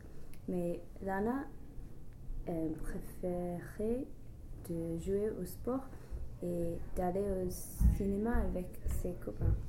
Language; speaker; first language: French; non-native, learner; English